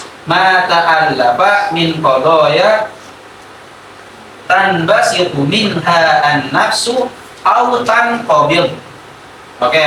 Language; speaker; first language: Arabic; non-native, fluent; Indonesian